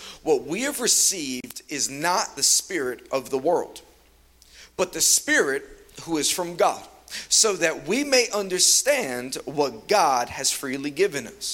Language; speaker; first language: English; native; English